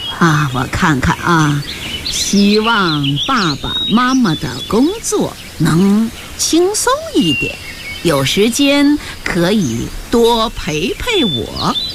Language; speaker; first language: Chinese; non-native, fluent; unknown